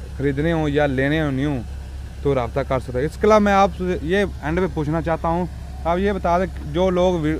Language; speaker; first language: Urdu; non-native, local second language; Punjabi